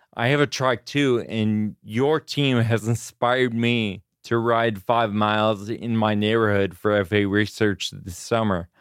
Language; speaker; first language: English; native; English